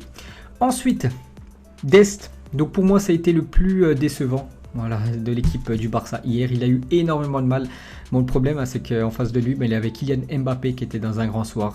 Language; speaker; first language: French; native; French